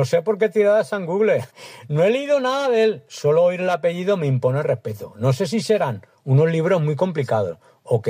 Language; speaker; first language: Spanish; native; Spanish